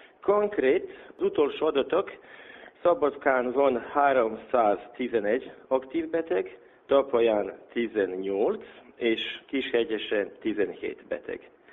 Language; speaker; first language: Hungarian; non-native, local second language; Serbian